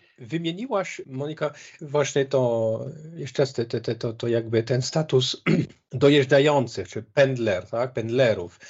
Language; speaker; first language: Polish; non-native, fluent; French